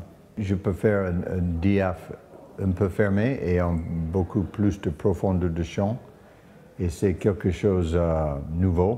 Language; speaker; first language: French; non-native, fluent; English